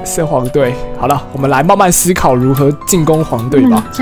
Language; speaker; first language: Chinese; native; Chinese